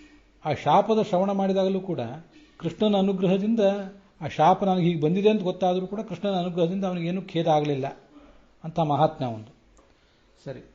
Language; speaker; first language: Kannada; native; Kannada